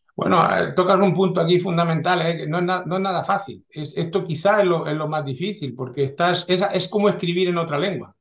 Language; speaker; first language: Spanish; early bilingual, heritage; Spanish